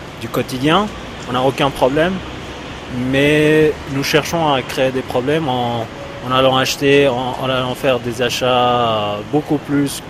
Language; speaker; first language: French; non-native, fluent; Persian